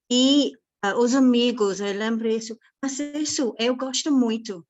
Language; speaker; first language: Portuguese; non-native, learner; English